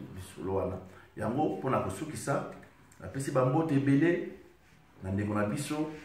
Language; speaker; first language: Lingala; non-native, local second language; Swahili